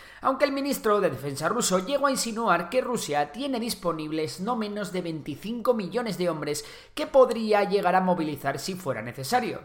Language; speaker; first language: Spanish; native; Spanish